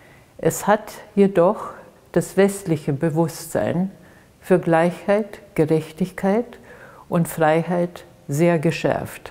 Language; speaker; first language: German; early bilingual, heritage; Russian